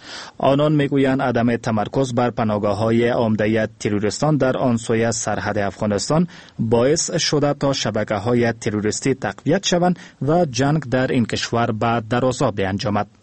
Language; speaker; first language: Persian; native; Persian